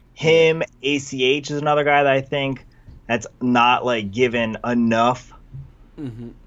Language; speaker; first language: English; native; English